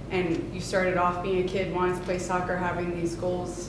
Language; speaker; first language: English; native; English